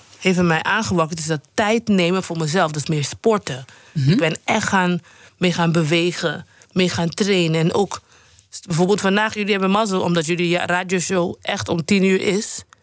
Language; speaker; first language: Dutch; non-native, local second language; Papiamento